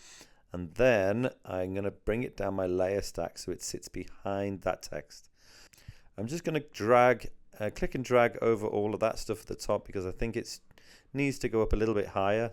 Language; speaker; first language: English; native; English